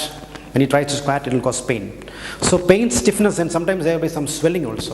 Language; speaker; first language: English; non-native, local second language; Malayalam